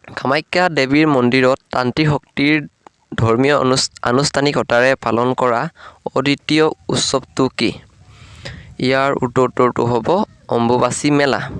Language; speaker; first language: Assamese; native; Assamese